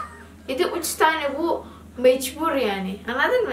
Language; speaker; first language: Turkish; non-native, learner; Indonesian